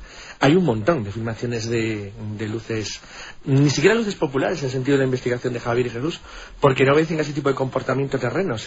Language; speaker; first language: Spanish; native; Spanish